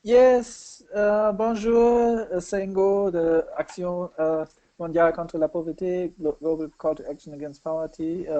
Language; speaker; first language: French; non-native, learner; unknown